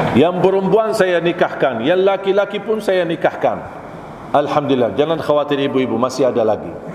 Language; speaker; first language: Malay; non-native, fluent; Arabic